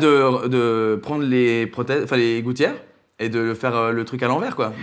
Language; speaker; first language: French; native; French